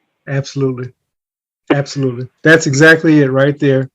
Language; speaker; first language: English; native; English